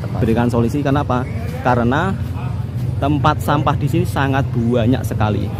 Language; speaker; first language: Indonesian; native; Indonesian